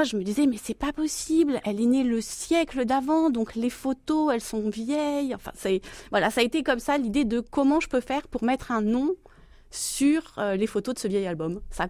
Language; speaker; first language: French; native; French